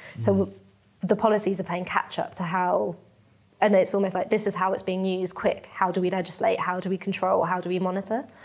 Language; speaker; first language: English; native; English